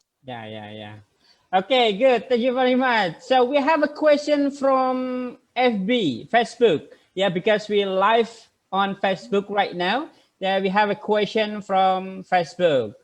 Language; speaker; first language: English; non-native, fluent; Indonesian